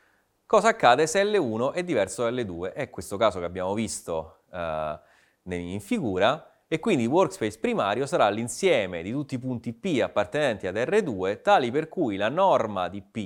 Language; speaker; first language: Italian; native; Italian